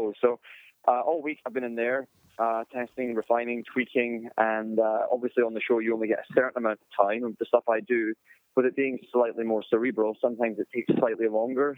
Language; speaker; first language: English; native; English